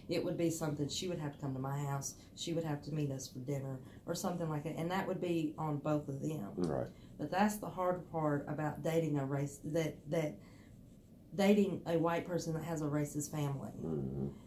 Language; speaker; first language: English; native; English